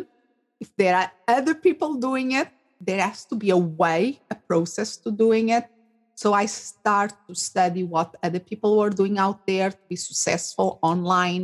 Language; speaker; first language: English; non-native, fluent; Portuguese